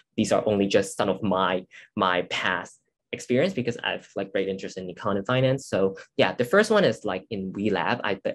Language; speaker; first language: English; non-native, local second language; Cantonese